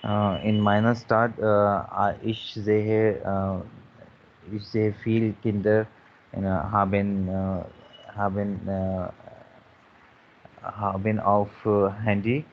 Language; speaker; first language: German; non-native, learner; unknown